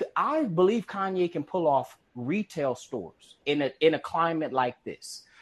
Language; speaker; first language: English; native; English